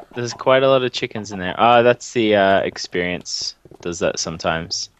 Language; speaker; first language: English; native; English